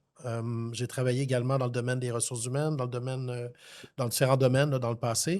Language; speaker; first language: French; native; French